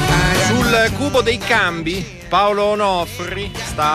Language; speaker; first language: Italian; native; Italian